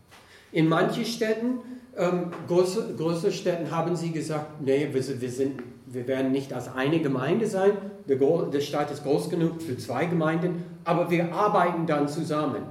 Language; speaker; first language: German; non-native, fluent; English